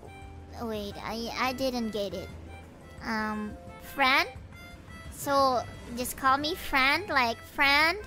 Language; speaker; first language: English; non-native, fluent; Indonesian